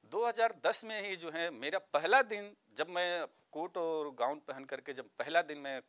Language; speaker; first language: Hindi; native; Hindi